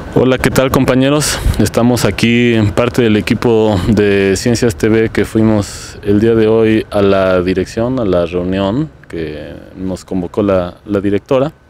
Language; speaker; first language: Spanish; native; Spanish